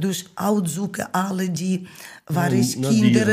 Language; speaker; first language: Dutch; non-native, learner; Ukrainian